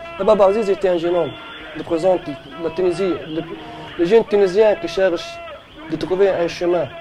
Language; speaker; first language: French; non-native, local second language; Arabic